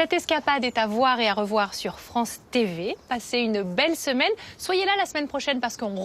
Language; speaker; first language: French; native; French